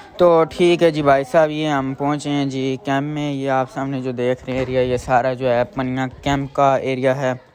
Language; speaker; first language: Urdu; non-native, local second language; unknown